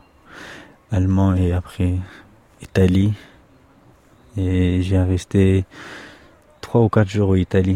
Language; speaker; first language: French; non-native, learner; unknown